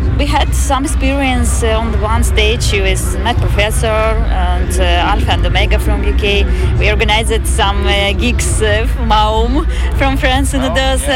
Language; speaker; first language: English; non-native, fluent; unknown